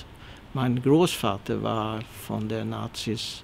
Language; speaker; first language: German; early bilingual, heritage; Swedish